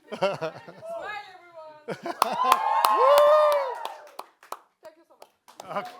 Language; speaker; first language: English; non-native, learner; Persian